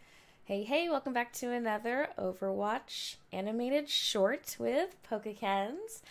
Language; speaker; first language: English; native; English